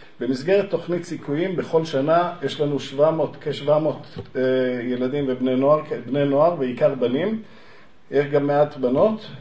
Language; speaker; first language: Hebrew; native; Hebrew